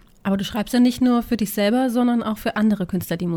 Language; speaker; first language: German; native; German